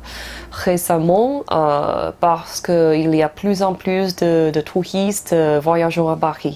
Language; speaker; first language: French; non-native, fluent; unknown